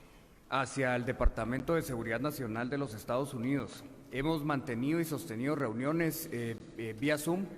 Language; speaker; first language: Spanish; native; Spanish